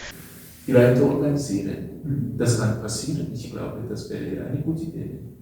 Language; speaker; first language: German; non-native, learner; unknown